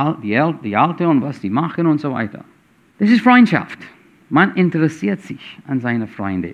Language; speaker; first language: German; non-native, fluent; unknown